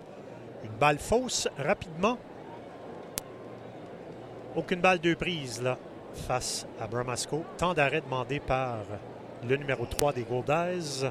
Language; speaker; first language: French; native; French